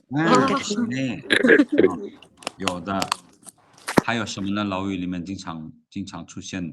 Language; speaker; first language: Chinese; non-native, fluent; Lao